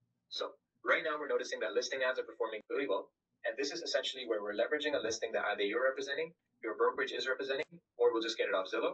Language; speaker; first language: English; native; English